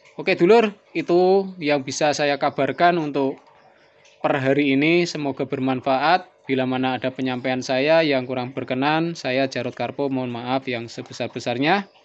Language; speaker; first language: Indonesian; native; Indonesian